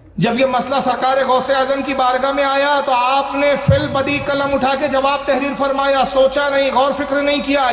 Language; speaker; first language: Urdu; native; Urdu